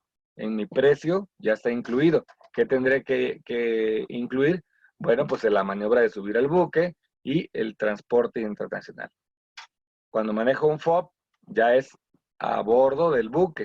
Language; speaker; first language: Spanish; native; Spanish